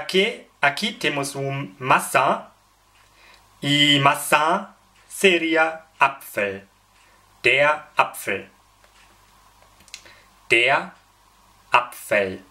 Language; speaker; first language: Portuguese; non-native, fluent; German